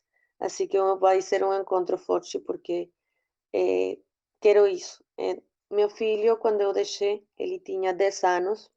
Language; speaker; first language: Portuguese; non-native, fluent; Spanish